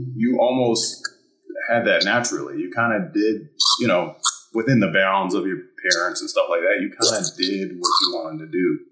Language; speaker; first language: English; early bilingual, other home language; German